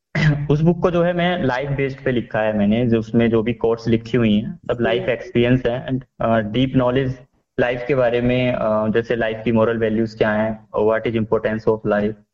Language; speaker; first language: Hindi; native; Hindi